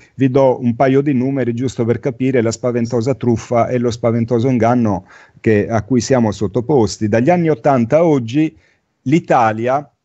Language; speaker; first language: Italian; native; Italian